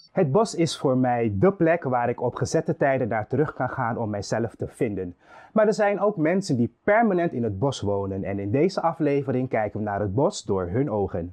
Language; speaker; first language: Dutch; native; Dutch